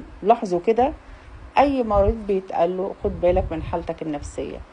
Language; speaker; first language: Arabic; native; Arabic